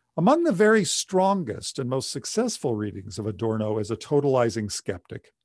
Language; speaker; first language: English; native; English